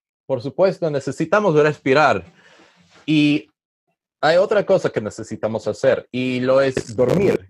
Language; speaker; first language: Spanish; non-native, learner; English